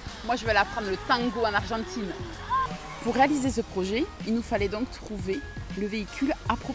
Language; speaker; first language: French; native; French